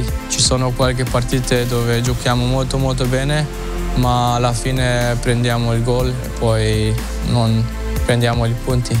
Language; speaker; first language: Italian; non-native, learner; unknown